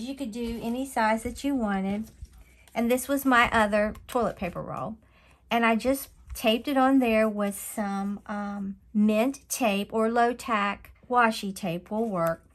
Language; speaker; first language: English; native; English